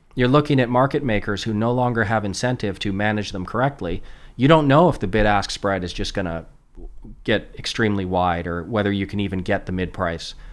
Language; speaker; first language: English; native; English